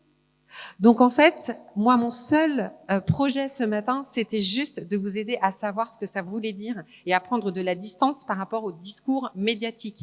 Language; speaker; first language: French; native; French